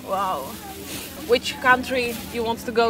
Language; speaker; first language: English; non-native, learner; Czech